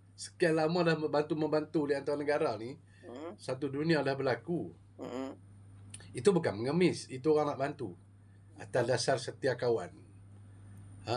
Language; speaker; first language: Malay; native; Malay